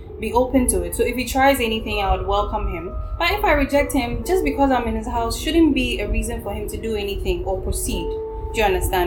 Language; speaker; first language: English; non-native, local second language; Ewe